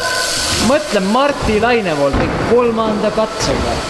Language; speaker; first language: Estonian; native; Estonian